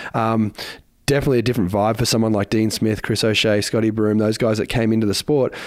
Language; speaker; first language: English; native; English